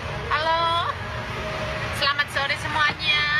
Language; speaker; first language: Indonesian; non-native, fluent; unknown